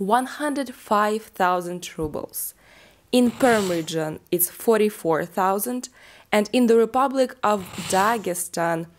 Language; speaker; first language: English; non-native, fluent; Russian